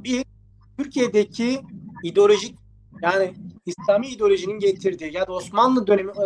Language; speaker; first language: Turkish; native; Turkish